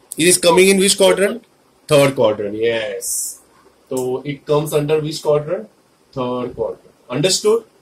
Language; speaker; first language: English; non-native, local second language; Hindi